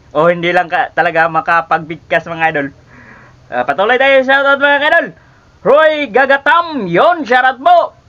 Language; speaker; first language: Filipino; non-native, local second language; Cebuano